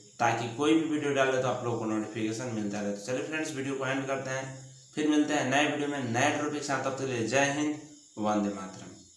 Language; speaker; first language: Hindi; native; Hindi